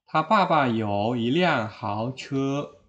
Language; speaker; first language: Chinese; non-native, fluent; Indonesian